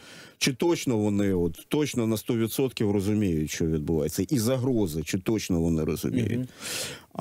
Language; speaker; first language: Ukrainian; native; Ukrainian